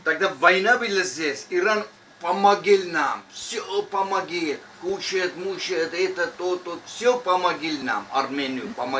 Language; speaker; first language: Russian; non-native, learner; Armenian